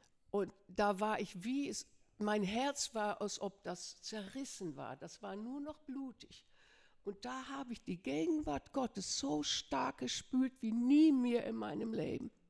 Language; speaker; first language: German; non-native, fluent; Dutch